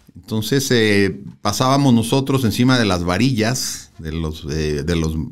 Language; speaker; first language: Spanish; native; Spanish